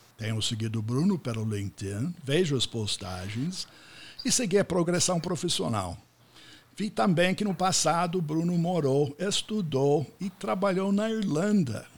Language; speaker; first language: Portuguese; non-native, fluent; English